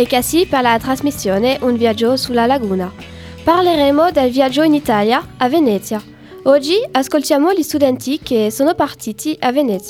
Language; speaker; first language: Italian; non-native, learner; French